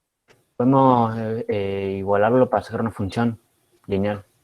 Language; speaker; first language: Spanish; native; Spanish